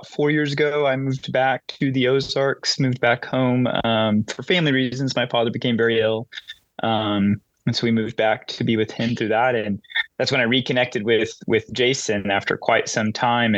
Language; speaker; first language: English; native; English